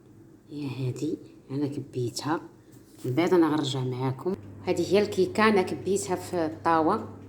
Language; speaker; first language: Arabic; native; Arabic